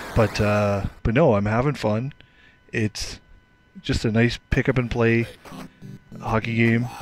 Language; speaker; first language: English; native; English